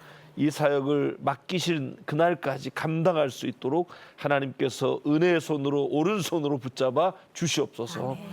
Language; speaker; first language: Korean; native; Korean